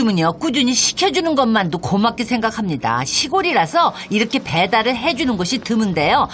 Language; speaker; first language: Korean; native; Korean